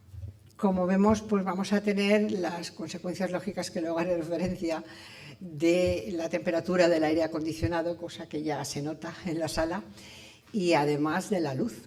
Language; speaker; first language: Spanish; native; Spanish